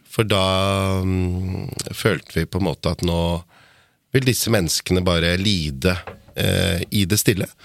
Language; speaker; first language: Norwegian; early bilingual, other home language; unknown